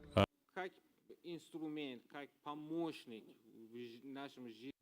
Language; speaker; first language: Russian; non-native, learner; Persian